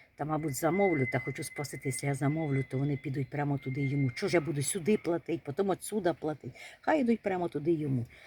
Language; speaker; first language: Ukrainian; native; Ukrainian